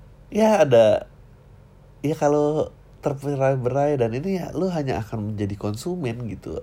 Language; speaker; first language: Indonesian; native; Indonesian